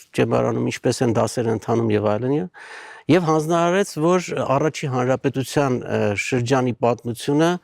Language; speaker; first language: Armenian; native; Armenian